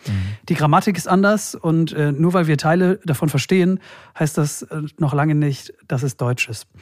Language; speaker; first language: German; native; German